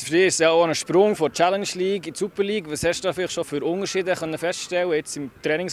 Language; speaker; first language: German; native; German